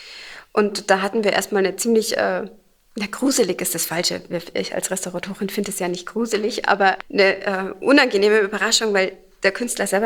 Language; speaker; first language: German; native; German